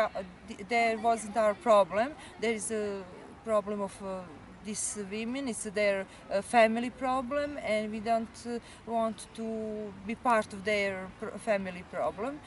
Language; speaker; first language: English; non-native, learner; Serbian